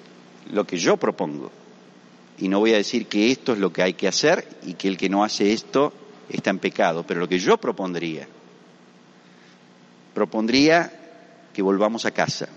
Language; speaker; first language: Spanish; native; Spanish